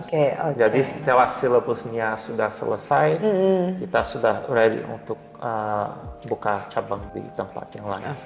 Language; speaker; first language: Indonesian; non-native, learner; Portuguese